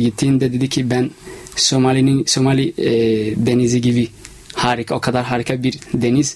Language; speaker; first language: Turkish; non-native, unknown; Somali